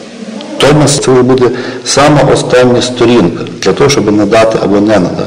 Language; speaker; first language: Ukrainian; native; Ukrainian